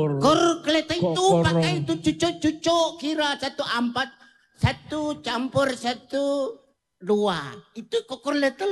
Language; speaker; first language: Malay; non-native, local second language; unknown